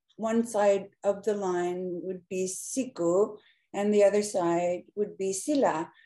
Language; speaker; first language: English; native; English